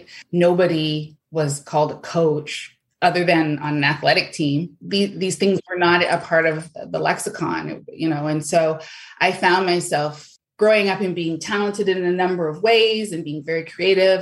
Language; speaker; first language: English; native; English